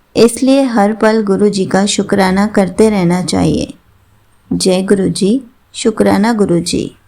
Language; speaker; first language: Hindi; native; Hindi